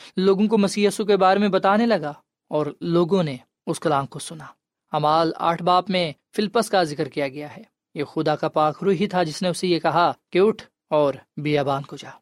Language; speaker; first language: Urdu; non-native, local second language; Punjabi